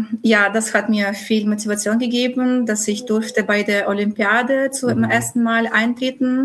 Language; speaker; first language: German; non-native, fluent; Russian